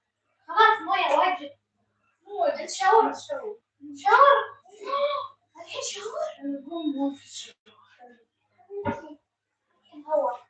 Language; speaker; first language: Arabic; non-native, learner; Tigrinya